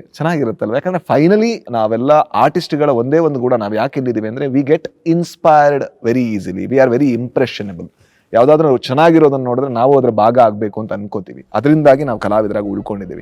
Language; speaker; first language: Kannada; native; Kannada